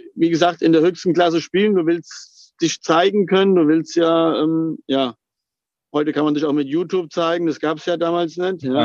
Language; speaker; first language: German; native; German